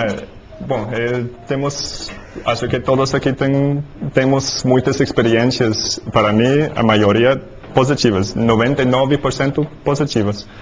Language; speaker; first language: Portuguese; non-native, learner; English